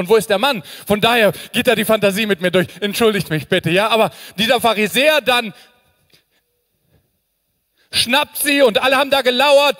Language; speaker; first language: German; native; German